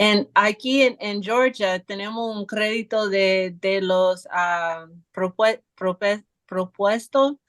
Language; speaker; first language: Spanish; non-native, learner; English